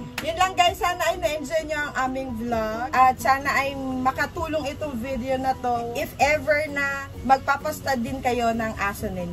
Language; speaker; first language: Filipino; native; Filipino